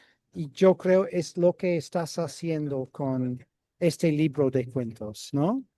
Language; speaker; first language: Spanish; non-native, fluent; English